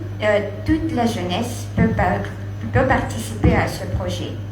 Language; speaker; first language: French; non-native, fluent; Russian